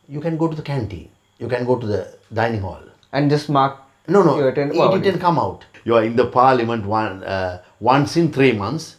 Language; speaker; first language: English; non-native, local second language; Sinhala